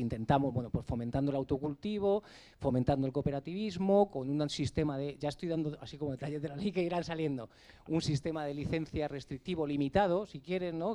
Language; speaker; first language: Spanish; native; Spanish